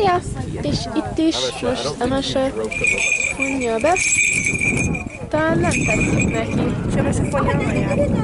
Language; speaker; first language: Hungarian; early bilingual, heritage; Hungarian